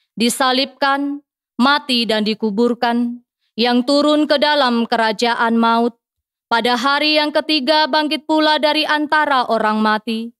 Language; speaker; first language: Indonesian; native; Indonesian